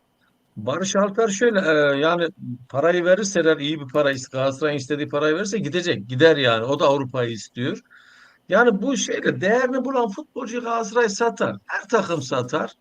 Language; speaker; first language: Turkish; native; Turkish